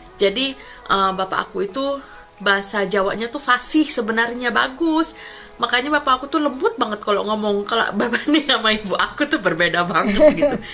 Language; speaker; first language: Indonesian; native; Indonesian